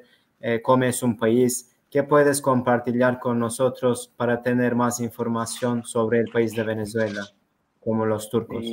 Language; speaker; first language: Spanish; non-native, learner; Turkish